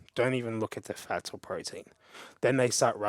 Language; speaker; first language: English; native; English